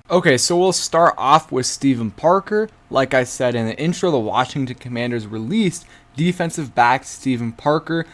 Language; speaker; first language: English; native; English